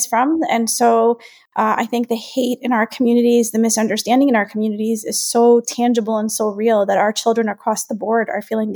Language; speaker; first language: English; native; English